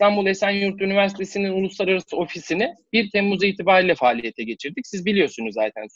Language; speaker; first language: Turkish; native; Turkish